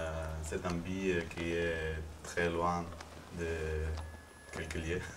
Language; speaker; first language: French; non-native, fluent; Spanish